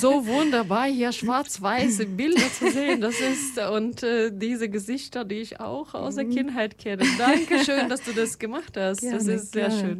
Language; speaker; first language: German; non-native, fluent; Russian